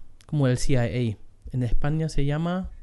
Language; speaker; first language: Spanish; non-native, fluent; German